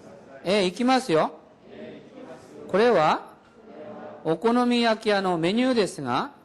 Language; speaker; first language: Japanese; non-native, fluent; Korean